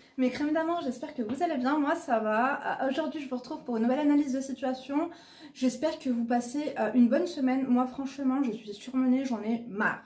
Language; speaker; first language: French; native; French